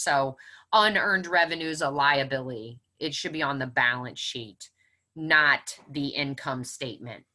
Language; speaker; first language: English; native; English